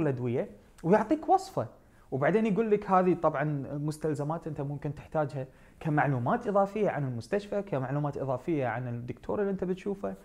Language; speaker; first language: Arabic; native; Arabic